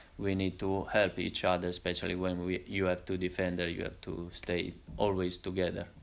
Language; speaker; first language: English; non-native, learner; Italian